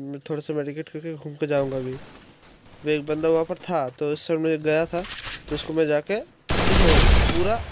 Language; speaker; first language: Hindi; non-native, local second language; Bangla